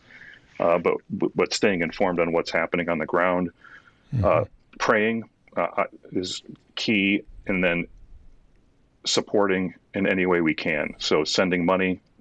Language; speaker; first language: English; early bilingual, other home language; Ukrainian